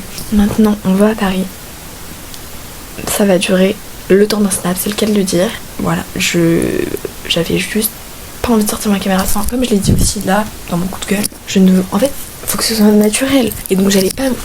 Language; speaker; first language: French; native; French